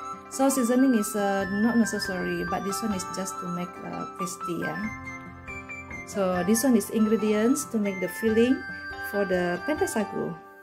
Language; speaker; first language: English; non-native, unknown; Indonesian